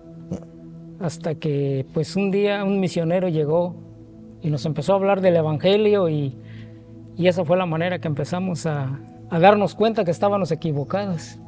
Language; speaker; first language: Spanish; native; Spanish